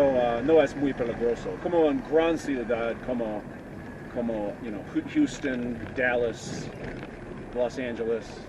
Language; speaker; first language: Spanish; non-native, learner; English